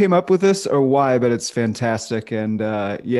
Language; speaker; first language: English; native; English